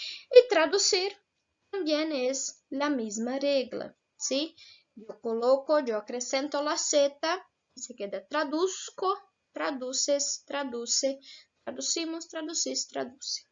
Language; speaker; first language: Spanish; non-native, fluent; Portuguese